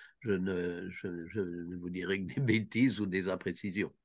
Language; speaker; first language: French; non-native, learner; Russian